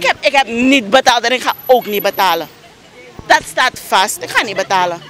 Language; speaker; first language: Dutch; native; Dutch